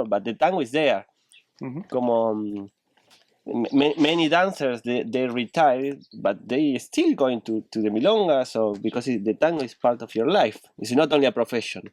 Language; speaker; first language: English; non-native, learner; Spanish